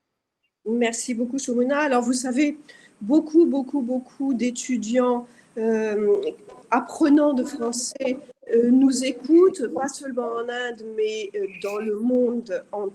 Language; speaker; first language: French; native; French